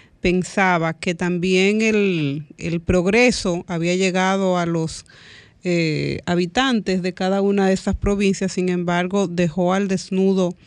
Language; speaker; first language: Spanish; native; Spanish